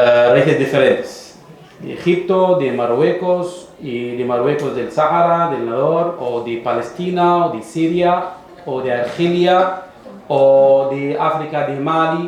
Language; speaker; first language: Spanish; non-native, fluent; Arabic